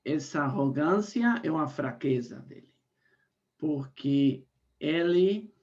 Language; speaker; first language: Portuguese; non-native, fluent; Spanish